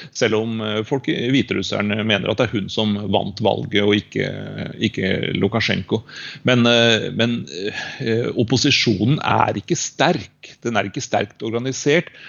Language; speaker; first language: Norwegian; native; Norwegian